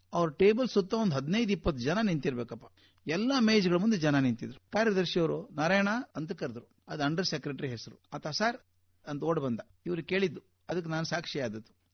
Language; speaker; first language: Kannada; native; Kannada